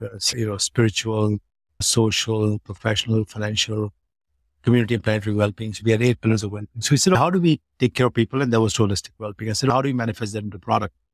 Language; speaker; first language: English; non-native, local second language; Hindi